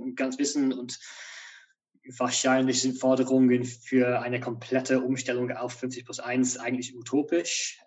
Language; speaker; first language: German; non-native, fluent; English